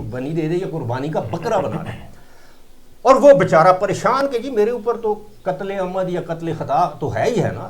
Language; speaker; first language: Urdu; non-native, local second language; Northern Hindko